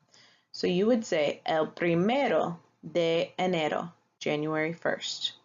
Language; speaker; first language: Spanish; non-native, fluent; English